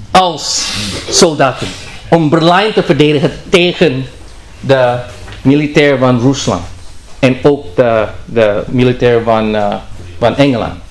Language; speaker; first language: Dutch; non-native, learner; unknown